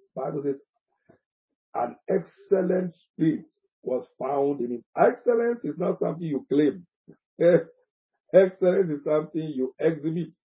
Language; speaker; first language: English; non-native, local second language; Akan